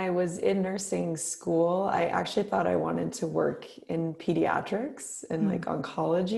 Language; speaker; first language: English; native; English